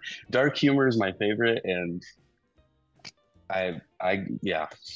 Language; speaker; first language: English; early bilingual, other home language; Spanish